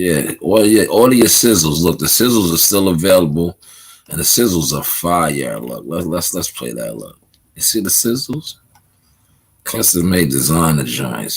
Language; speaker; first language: English; native; English